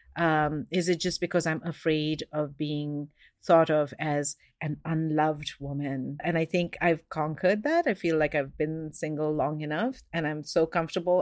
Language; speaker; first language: English; non-native, local second language; Hindi